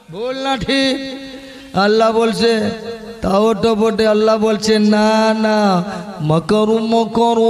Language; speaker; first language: Bangla; non-native, local second language; Urdu